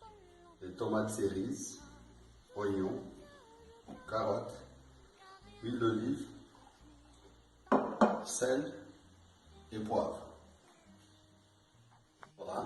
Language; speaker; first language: French; non-native, learner; Portuguese